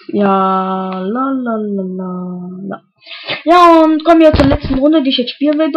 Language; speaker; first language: German; native; German